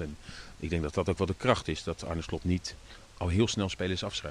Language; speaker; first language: Dutch; native; Dutch